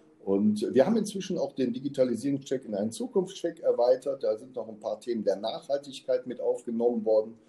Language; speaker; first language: German; native; German